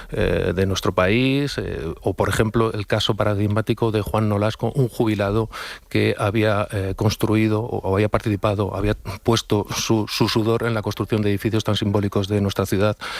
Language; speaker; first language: Spanish; native; Spanish